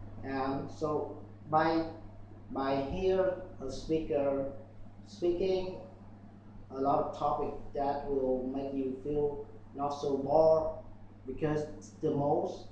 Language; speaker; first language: English; non-native, learner; Vietnamese